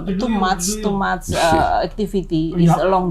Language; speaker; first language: English; non-native, learner; Indonesian